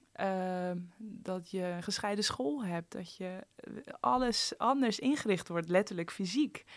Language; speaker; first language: Dutch; early bilingual, other home language; Persian